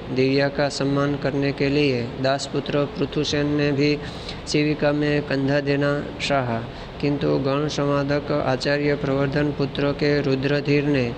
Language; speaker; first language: Hindi; non-native, local second language; Gujarati